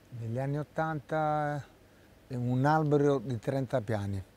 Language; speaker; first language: Italian; native; Italian